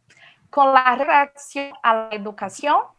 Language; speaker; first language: Spanish; non-native, fluent; Portuguese